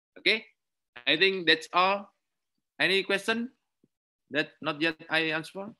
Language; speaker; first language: English; non-native, learner; Indonesian